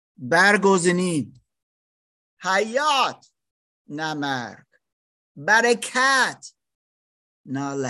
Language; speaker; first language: Persian; non-native, learner; German